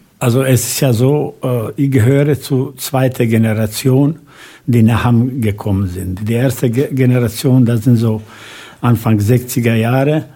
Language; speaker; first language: German; non-native, fluent; Bosnian